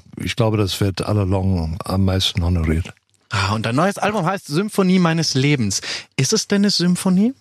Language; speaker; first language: German; non-native, fluent; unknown